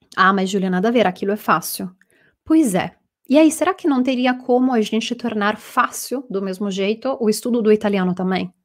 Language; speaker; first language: Portuguese; non-native, fluent; Italian